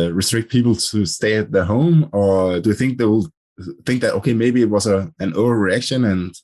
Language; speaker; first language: English; non-native, fluent; Danish